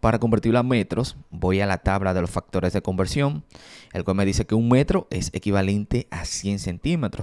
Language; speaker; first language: Spanish; native; Spanish